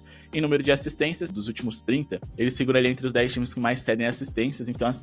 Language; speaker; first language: Portuguese; native; Portuguese